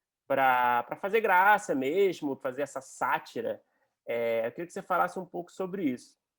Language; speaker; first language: Portuguese; native; Portuguese